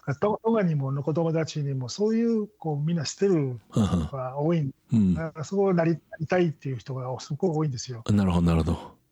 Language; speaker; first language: Japanese; non-native, fluent; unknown